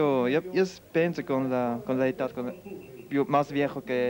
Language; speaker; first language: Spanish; non-native, learner; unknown